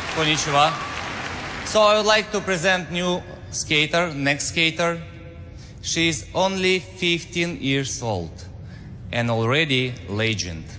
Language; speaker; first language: English; non-native, learner; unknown